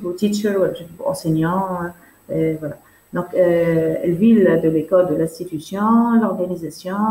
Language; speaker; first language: French; non-native, local second language; Arabic